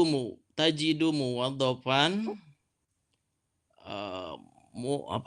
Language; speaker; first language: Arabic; non-native, learner; Indonesian